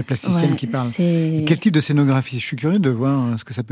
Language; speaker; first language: French; native; French